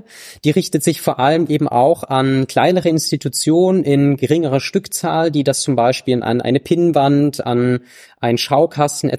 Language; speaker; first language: German; native; German